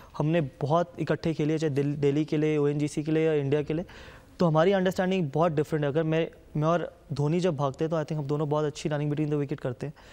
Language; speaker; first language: Hindi; native; Hindi